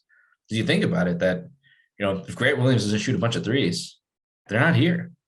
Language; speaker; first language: English; native; English